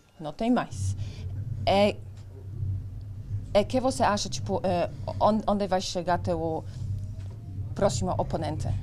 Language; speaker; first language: Portuguese; non-native, learner; Polish